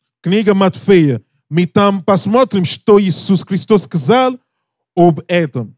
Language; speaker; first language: Russian; non-native, learner; English